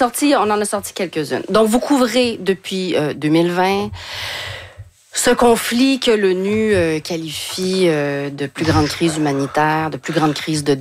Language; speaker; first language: French; native; French